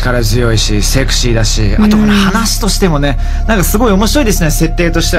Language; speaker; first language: Japanese; early bilingual, heritage; Japanese